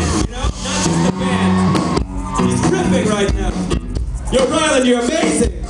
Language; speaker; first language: English; native; English